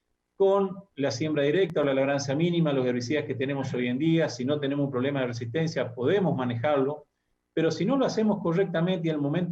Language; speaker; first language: Spanish; native; Spanish